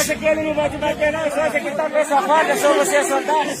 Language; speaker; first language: Portuguese; non-native, fluent; Haitian Creole